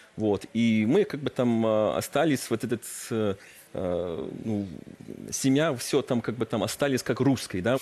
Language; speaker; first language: Russian; early bilingual, heritage; Russian